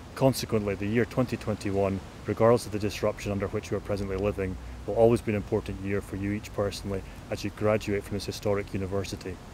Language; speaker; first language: English; native; English